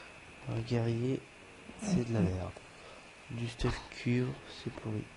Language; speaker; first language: French; native; French